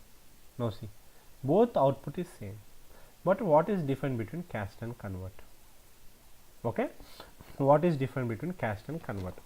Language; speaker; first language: English; non-native, local second language; Telugu